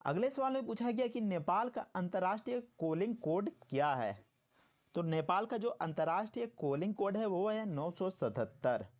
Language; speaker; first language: Hindi; native; Hindi